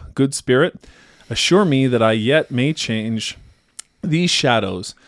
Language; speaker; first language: English; native; English